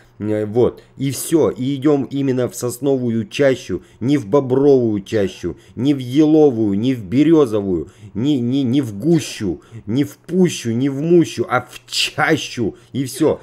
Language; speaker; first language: Russian; native; Russian